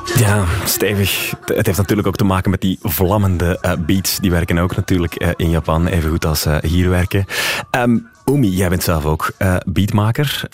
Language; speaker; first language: Dutch; native; Dutch